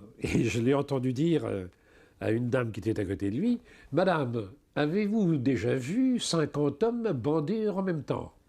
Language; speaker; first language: French; native; French